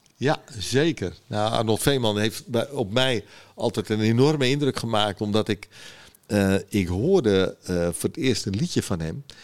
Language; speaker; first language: Dutch; early bilingual, other home language; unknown